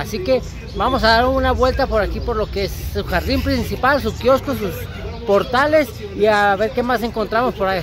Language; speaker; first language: Spanish; native; Spanish